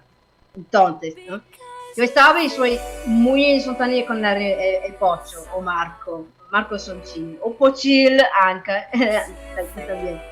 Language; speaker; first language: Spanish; non-native, learner; English